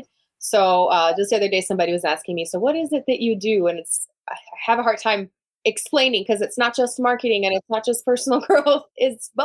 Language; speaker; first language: English; non-native, fluent; Portuguese